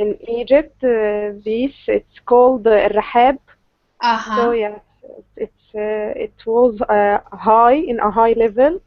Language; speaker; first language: English; non-native, learner; Arabic